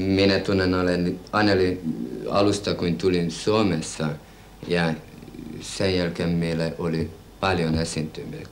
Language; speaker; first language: Finnish; non-native, learner; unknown